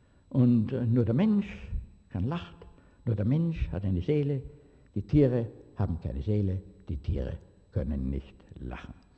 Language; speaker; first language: German; native; German